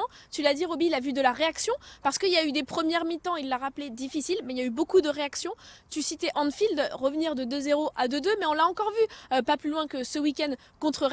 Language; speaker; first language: French; native; French